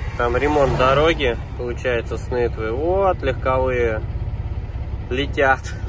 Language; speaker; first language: Russian; native; Russian